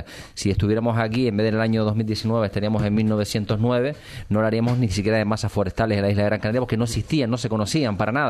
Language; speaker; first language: Spanish; native; Spanish